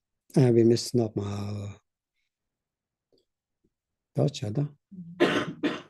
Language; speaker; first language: German; non-native, learner; Tibetan